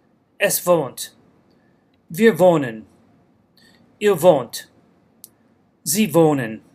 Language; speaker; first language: German; non-native, fluent; English